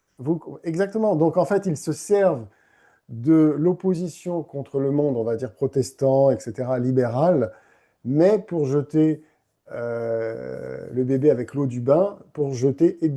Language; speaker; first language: French; native; French